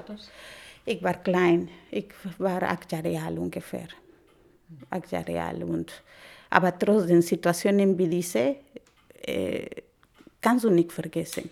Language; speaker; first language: German; non-native, learner; Spanish